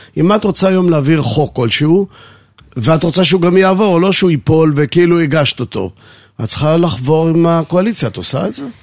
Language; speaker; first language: Hebrew; native; Hebrew